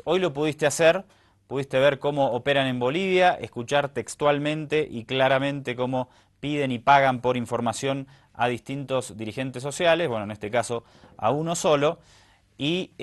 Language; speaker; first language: Spanish; native; Spanish